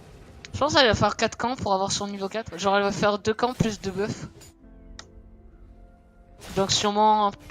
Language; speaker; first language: French; native; French